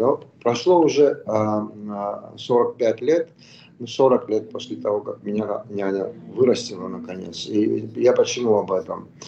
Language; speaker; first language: Russian; non-native, local second language; Georgian